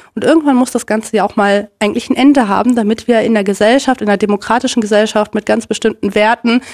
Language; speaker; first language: German; native; German